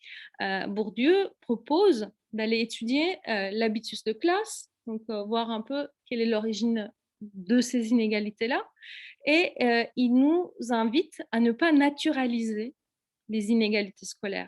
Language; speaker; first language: French; non-native, fluent; Turkish